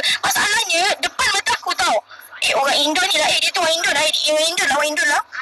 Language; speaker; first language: Malay; native; Malay